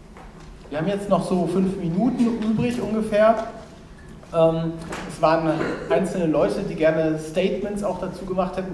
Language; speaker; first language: German; native; German